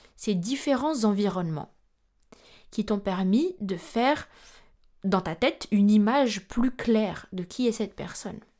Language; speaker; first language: French; non-native, local second language; Malagasy